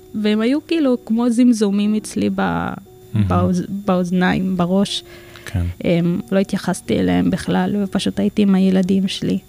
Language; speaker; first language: Hebrew; non-native, fluent; Filipino